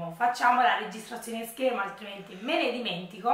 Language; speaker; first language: Italian; native; Italian